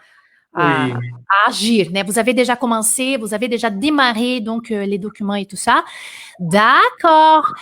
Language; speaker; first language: French; non-native, fluent; Portuguese